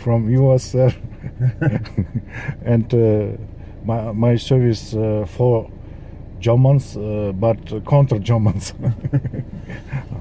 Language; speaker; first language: English; non-native, learner; Kazakh